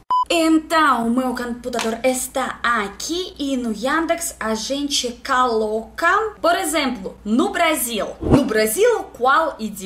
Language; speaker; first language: Portuguese; non-native, learner; Russian